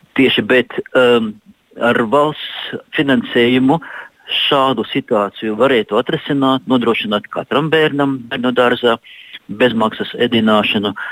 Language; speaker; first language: Latvian; non-native, local second language; Russian